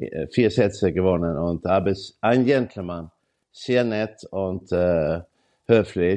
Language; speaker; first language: German; non-native, learner; Swedish